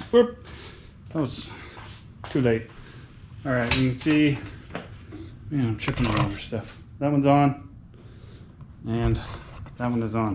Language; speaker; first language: English; native; English